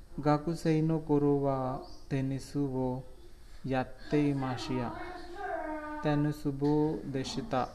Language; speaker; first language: Japanese; non-native, learner; Hindi